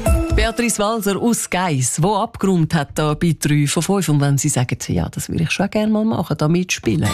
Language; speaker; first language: German; native; German